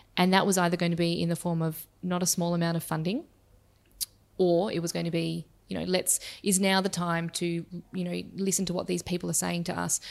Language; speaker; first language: English; native; English